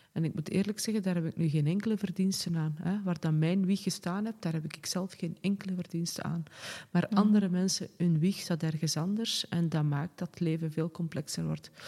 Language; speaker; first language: Dutch; native; Dutch